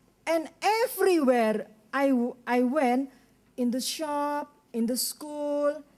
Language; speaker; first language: English; non-native, learner; Indonesian